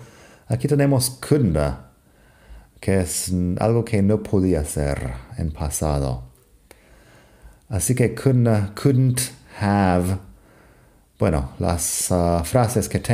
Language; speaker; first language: Spanish; non-native, fluent; English